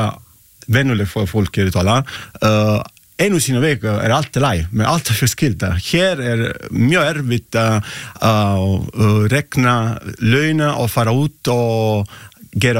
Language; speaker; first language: Icelandic; non-native, learner; Italian